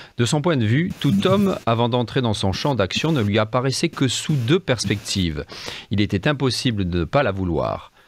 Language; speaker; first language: French; native; French